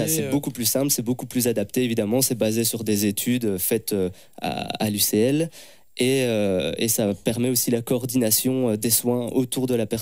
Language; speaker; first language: French; native; French